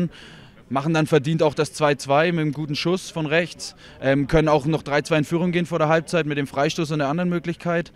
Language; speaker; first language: German; native; German